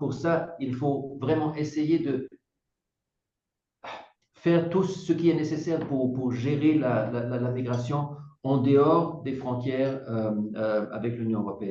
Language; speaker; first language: French; non-native, fluent; German